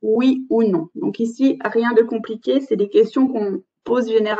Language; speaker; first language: French; native; French